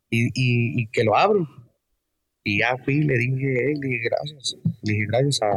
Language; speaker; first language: Spanish; early bilingual, heritage; Spanish